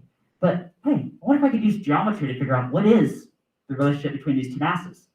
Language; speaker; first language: English; native; English